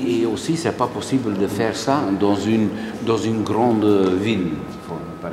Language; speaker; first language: French; non-native, local second language; Dutch